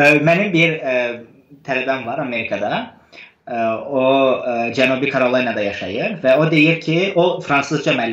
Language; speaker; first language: Azerbaijani; non-native, fluent; Turkish